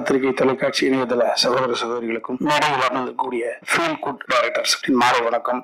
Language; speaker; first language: Tamil; native; Tamil